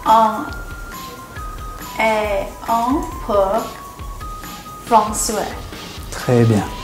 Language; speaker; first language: French; non-native, learner; Thai